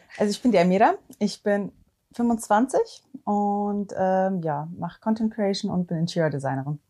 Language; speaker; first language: German; early bilingual, other home language; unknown